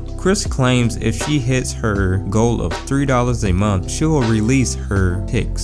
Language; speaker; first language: English; native; English